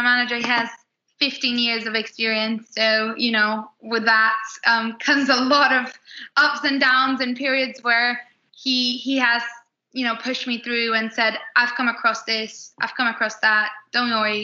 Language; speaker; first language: English; non-native, fluent; Portuguese